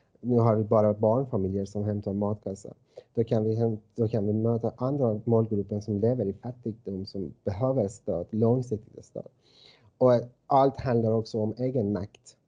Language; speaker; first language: Swedish; non-native, fluent; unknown